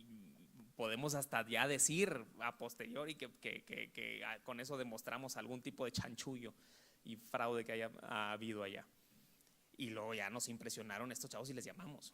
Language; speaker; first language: Spanish; native; Spanish